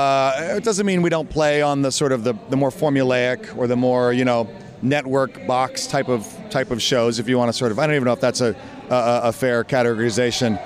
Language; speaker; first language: English; native; English